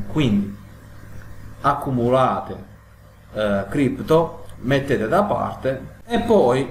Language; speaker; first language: Italian; native; Italian